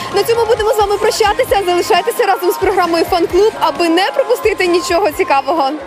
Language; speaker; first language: Ukrainian; native; Ukrainian